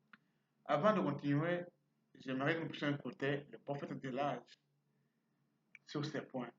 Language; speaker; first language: French; non-native, fluent; Portuguese